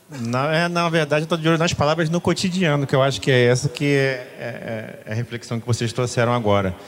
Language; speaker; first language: Portuguese; native; Portuguese